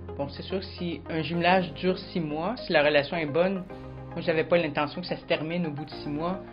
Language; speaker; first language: French; native; French